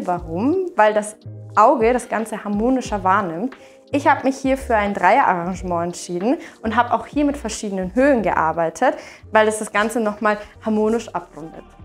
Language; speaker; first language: German; native; German